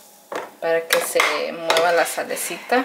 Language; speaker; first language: Spanish; early bilingual, heritage; Spanish